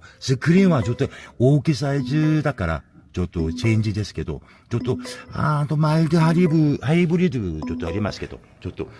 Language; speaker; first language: Japanese; non-native, learner; Korean